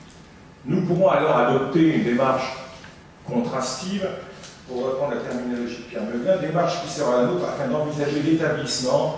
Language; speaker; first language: French; native; French